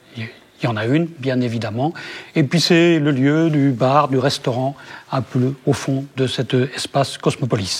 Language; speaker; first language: French; native; French